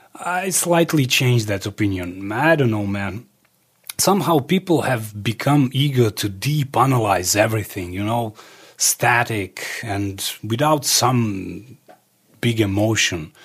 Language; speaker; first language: English; early bilingual, other home language; Croatian